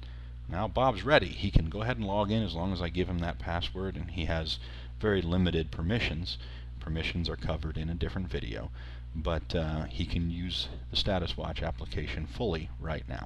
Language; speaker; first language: English; native; English